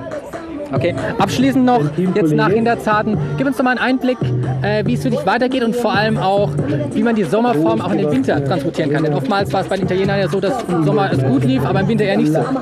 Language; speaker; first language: German; native; German